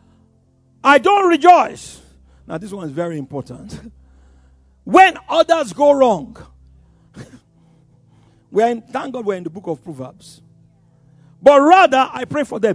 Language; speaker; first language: English; non-native, local second language; Yoruba